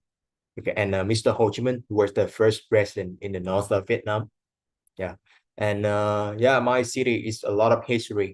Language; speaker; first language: English; non-native, fluent; Vietnamese